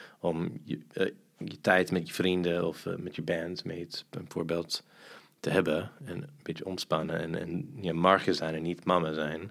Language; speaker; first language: Dutch; non-native, fluent; English